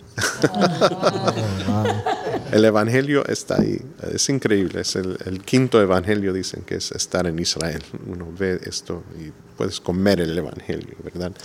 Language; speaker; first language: Spanish; non-native, fluent; English